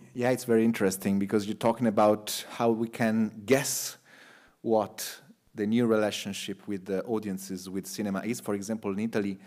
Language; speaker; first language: English; non-native, fluent; Italian